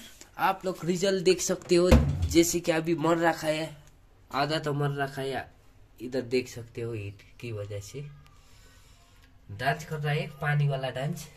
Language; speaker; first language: Hindi; non-native, local second language; Nepali